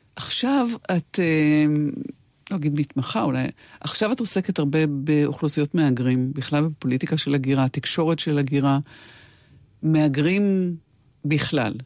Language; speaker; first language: Hebrew; native; Hebrew